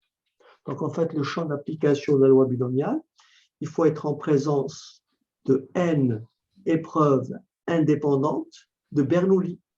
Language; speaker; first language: French; native; French